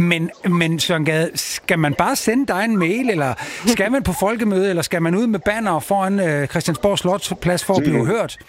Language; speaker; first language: Danish; native; Danish